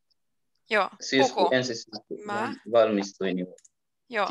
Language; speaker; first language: Finnish; non-native, learner; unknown